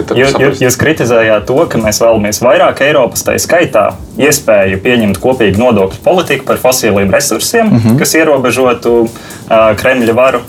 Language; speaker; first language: Latvian; native; Latvian